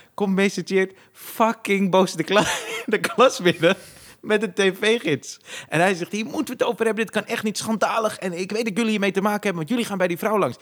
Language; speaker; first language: Dutch; native; Dutch